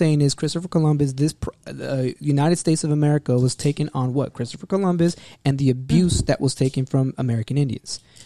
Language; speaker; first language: English; native; English